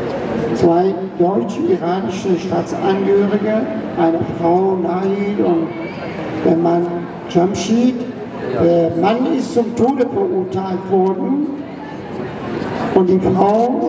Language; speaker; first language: German; non-native, learner; Persian